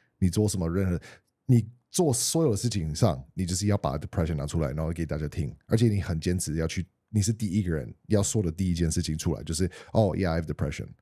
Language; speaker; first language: Chinese; non-native, fluent; English